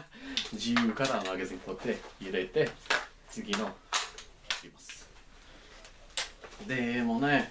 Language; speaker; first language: Japanese; non-native, learner; English